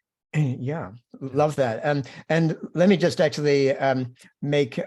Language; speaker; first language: English; native; English